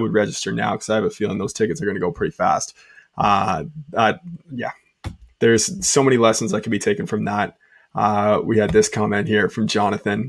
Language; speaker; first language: English; native; English